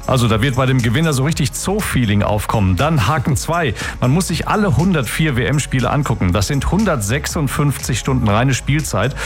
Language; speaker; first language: German; native; German